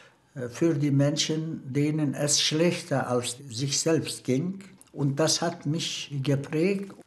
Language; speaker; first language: German; non-native, fluent; Turkish